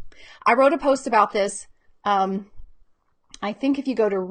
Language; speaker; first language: English; native; English